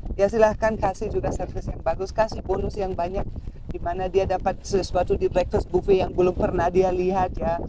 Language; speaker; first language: Indonesian; non-native, fluent; German